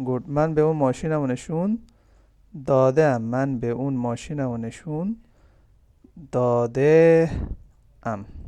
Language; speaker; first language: Persian; non-native, fluent; Urdu